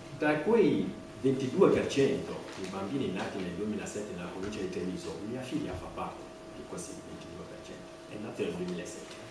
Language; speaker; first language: Italian; non-native, fluent; French